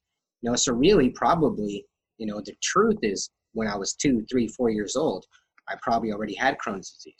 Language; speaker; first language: English; native; English